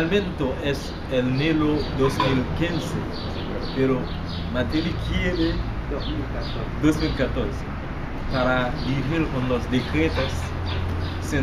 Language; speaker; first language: Spanish; non-native, learner; Haitian Creole